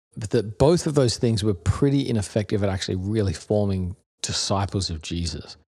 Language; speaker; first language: English; native; English